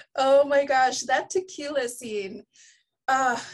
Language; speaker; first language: English; early bilingual, other home language; Spanish